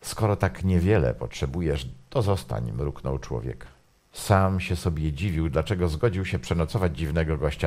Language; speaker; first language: Polish; native; Polish